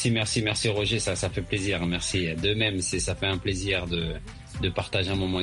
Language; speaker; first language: French; early bilingual, other home language; Arabic